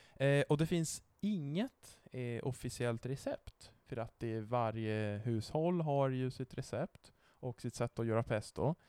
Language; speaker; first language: Swedish; non-native, fluent; Italian